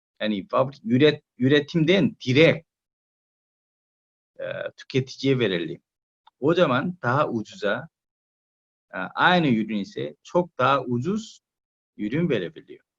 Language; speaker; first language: Turkish; non-native, learner; Korean